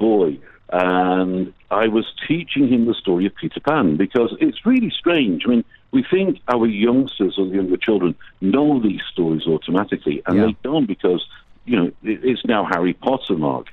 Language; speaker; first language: English; native; English